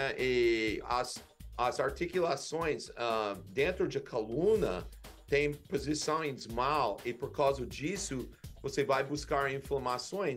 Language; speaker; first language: Portuguese; non-native, learner; English